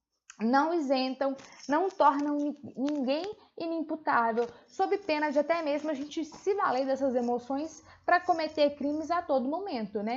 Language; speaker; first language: Portuguese; native; Portuguese